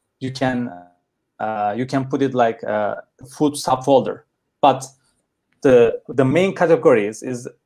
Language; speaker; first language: English; non-native, learner; Turkish